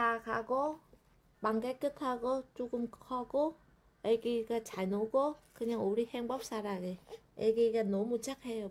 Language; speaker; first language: Korean; non-native, learner; Vietnamese